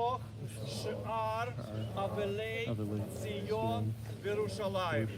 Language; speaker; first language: Russian; native; Russian